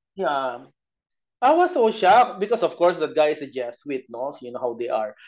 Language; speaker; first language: English; non-native, local second language; Bikol